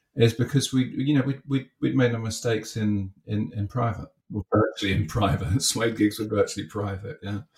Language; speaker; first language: English; native; English